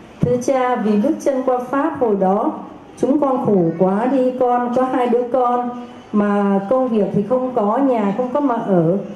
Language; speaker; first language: Vietnamese; native; Vietnamese